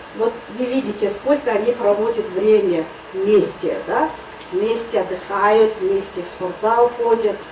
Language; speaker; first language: Russian; non-native, fluent; Mongolian